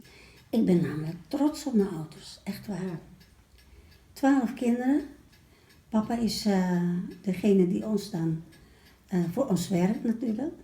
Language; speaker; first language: Dutch; early bilingual, other home language; Malay